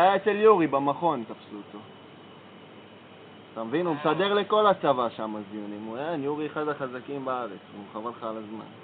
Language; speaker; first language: Hebrew; native; Hebrew